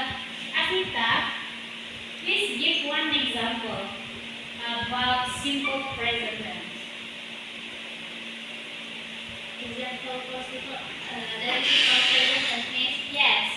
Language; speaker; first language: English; non-native, learner; Indonesian